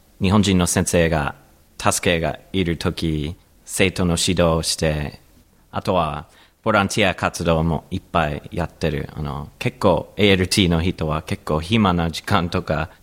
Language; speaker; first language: Japanese; non-native, learner; English